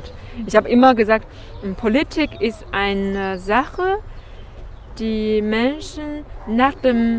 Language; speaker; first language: German; non-native, learner; Chinese